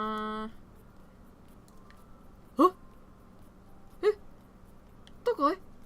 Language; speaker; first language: Japanese; non-native, learner; English